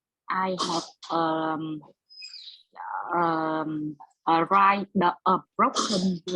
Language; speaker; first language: English; non-native, learner; Vietnamese